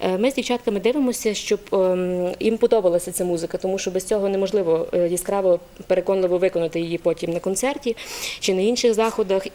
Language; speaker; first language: Ukrainian; native; Ukrainian